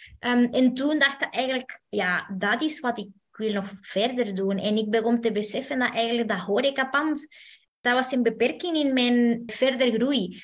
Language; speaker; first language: Dutch; non-native, fluent; Spanish